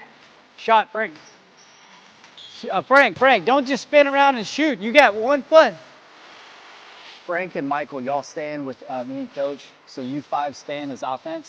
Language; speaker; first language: English; native; English